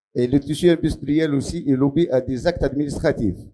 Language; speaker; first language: French; non-native, local second language; Arabic